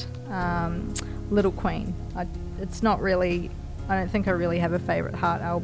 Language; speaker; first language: English; native; English